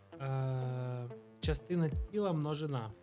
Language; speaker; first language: Ukrainian; non-native, local second language; Russian